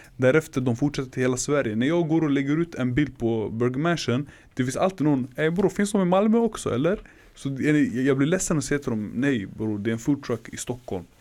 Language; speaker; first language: Swedish; early bilingual, other home language; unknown